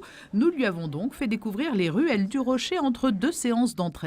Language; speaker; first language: French; native; French